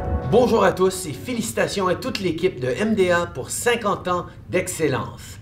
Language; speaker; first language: French; early bilingual, heritage; French